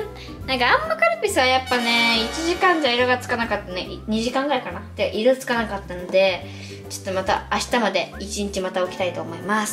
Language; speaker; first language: Japanese; native; Japanese